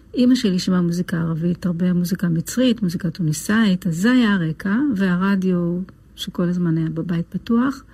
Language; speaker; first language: Hebrew; native; Hebrew